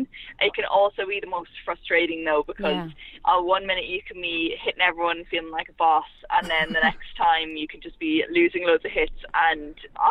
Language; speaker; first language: English; native; English